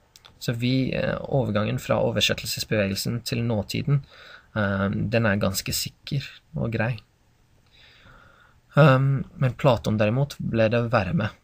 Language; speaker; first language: Norwegian; non-native, fluent; English